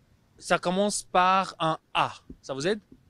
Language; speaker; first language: French; non-native, fluent; English